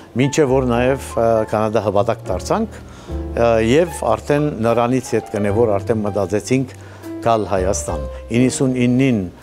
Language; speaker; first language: Armenian; early bilingual, heritage; Armenian